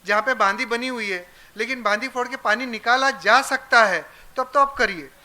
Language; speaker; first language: Hindi; non-native, local second language; Marathi